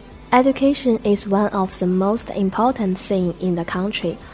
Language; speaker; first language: English; non-native, fluent; Chinese